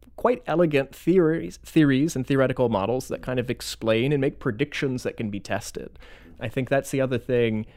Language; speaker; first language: English; native; English